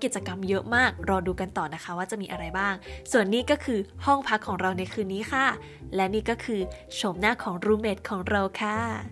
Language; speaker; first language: Thai; native; Thai